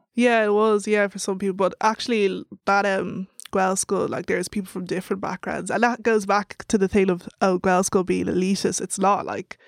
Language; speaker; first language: English; native; English